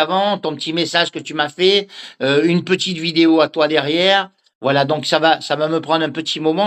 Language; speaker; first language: French; native; French